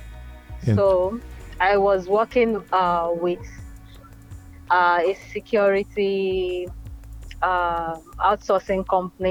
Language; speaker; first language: English; non-native, local second language; Yoruba